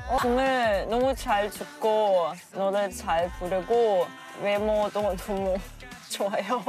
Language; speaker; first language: Korean; non-native, learner; German